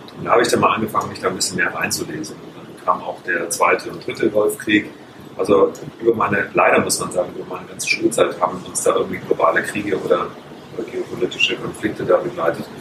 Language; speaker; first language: German; native; German